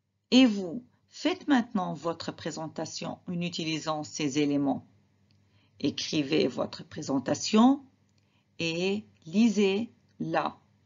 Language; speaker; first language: French; non-native, fluent; Arabic